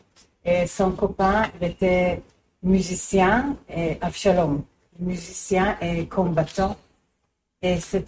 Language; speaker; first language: French; non-native, learner; Hebrew